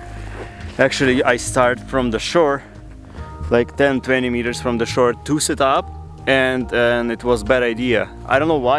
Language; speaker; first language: English; non-native, learner; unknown